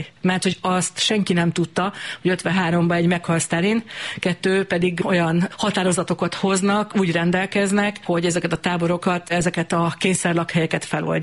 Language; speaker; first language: Hungarian; native; Hungarian